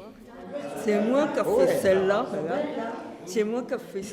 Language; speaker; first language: French; native; French